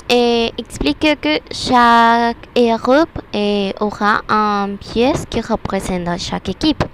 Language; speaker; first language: French; non-native, learner; Spanish